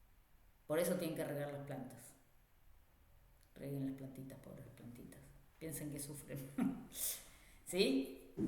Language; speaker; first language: Spanish; native; Spanish